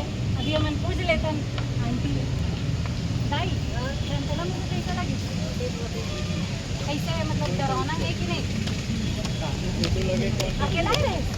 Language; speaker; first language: Hindi; non-native, local second language; Chhattisgarhi